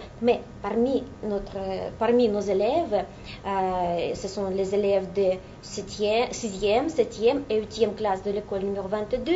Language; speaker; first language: French; non-native, fluent; Russian